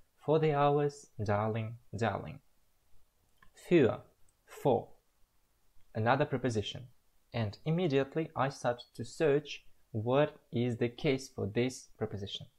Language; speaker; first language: English; non-native, fluent; Russian